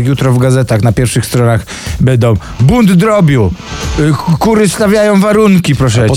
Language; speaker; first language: Polish; native; Polish